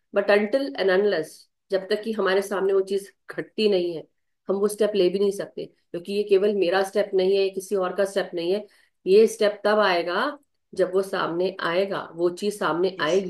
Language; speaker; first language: Hindi; native; Hindi